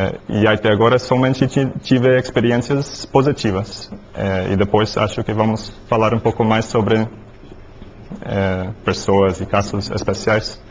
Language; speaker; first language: Portuguese; non-native, learner; English